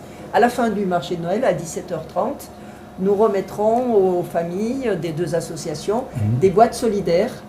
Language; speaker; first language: French; native; French